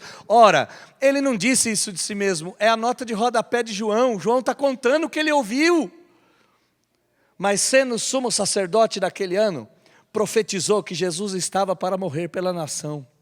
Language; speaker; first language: Portuguese; native; Portuguese